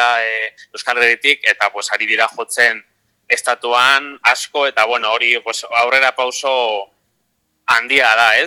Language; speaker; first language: Basque; non-native, local second language; Spanish